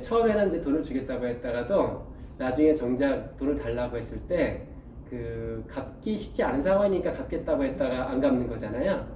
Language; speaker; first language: Korean; native; Korean